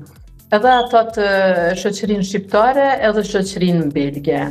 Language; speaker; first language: Albanian; early bilingual, heritage; Albanian